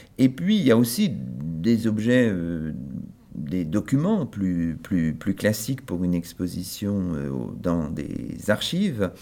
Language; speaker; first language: French; native; French